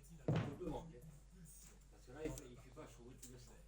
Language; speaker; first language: French; native; French